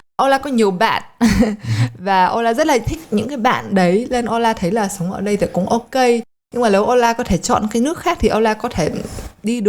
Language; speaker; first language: Vietnamese; early bilingual, heritage; Polish